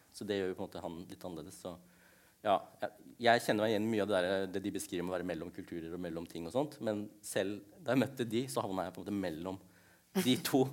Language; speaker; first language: Norwegian; early bilingual, other home language; Tamil